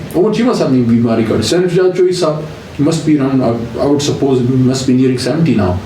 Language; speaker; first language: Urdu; non-native, local second language; Pashto